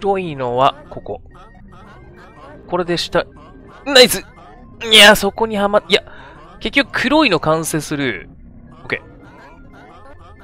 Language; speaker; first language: Japanese; native; Japanese